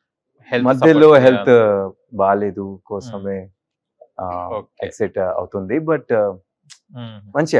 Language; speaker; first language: Telugu; non-native, learner; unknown